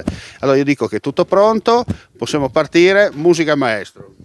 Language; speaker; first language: Italian; native; Italian